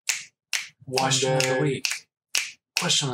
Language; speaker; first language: English; native; English